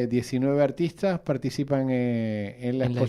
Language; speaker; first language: Spanish; native; Spanish